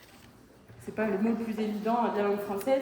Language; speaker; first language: French; native; French